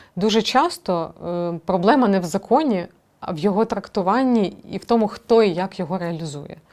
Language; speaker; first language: Ukrainian; native; Ukrainian